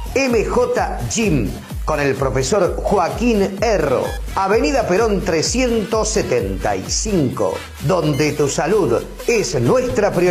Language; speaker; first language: Spanish; native; Spanish